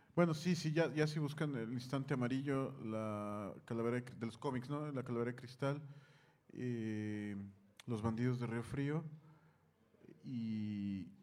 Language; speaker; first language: Spanish; native; Spanish